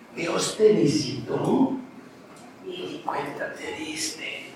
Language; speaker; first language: Spanish; native; Spanish